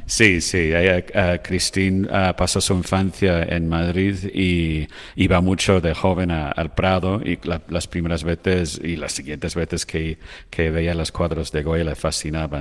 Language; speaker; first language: Spanish; non-native, fluent; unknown